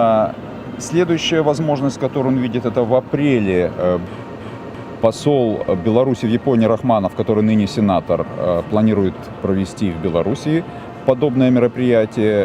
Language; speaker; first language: Russian; native; Russian